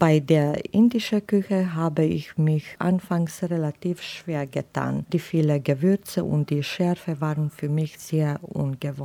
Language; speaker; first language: German; non-native, fluent; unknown